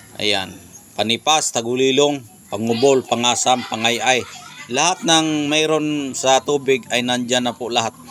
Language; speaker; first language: Filipino; non-native, local second language; Cebuano